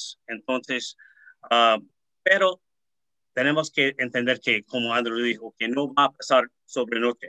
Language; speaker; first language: Spanish; early bilingual, heritage; Spanish